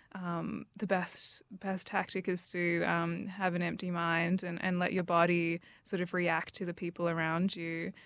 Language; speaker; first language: English; native; English